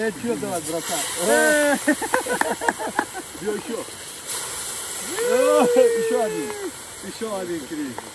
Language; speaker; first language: Russian; non-native, learner; Tajik